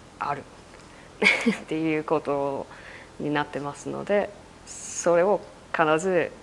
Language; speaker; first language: Japanese; non-native, fluent; English